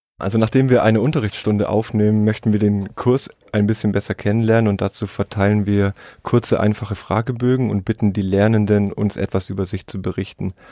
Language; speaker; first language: German; native; German